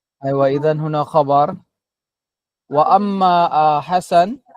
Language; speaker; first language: Arabic; non-native, fluent; Filipino